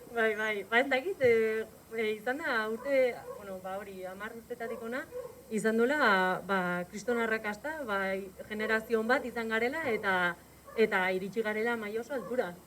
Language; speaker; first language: Basque; native; Basque